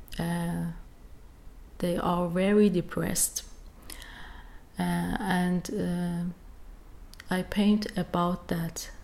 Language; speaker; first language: English; non-native, learner; Persian